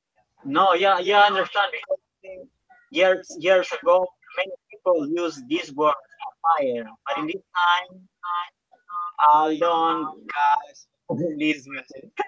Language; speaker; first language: English; non-native, learner; Spanish